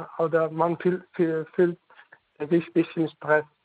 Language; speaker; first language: German; non-native, learner; Arabic